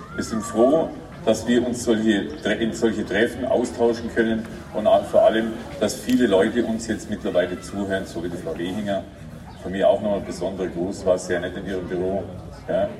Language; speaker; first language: German; native; German